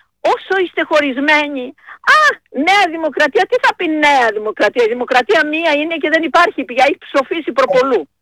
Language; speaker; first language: Greek; native; Greek